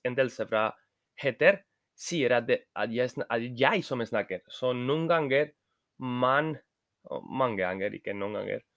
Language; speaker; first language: Norwegian; non-native, learner; Spanish